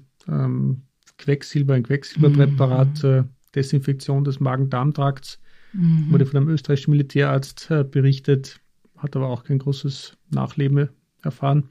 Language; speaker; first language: German; native; German